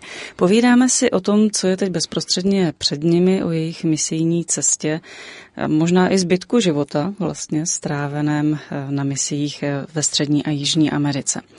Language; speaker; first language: Czech; native; Czech